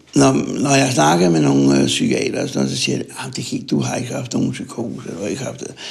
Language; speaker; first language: Danish; native; Danish